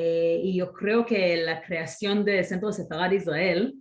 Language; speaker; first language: Spanish; non-native, fluent; Hebrew